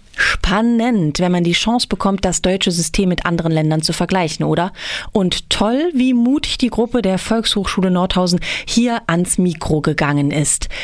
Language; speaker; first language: German; native; German